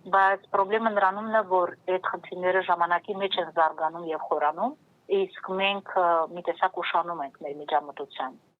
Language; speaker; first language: Armenian; native; Armenian